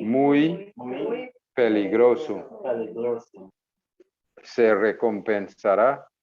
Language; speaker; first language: Spanish; non-native, fluent; English